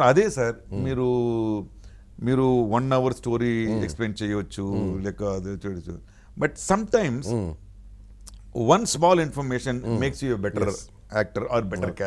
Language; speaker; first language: Telugu; non-native, learner; Tamil